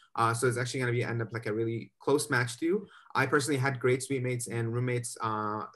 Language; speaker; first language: English; native; English